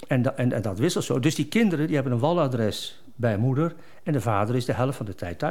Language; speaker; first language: Dutch; native; Dutch